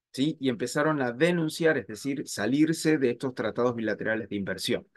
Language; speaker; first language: Spanish; native; Spanish